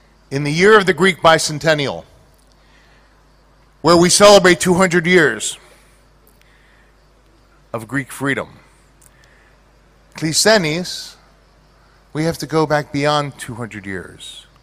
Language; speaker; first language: English; early bilingual, other home language; Greek